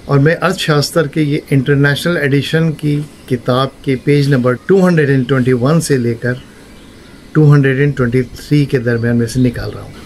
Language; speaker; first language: Urdu; native; Urdu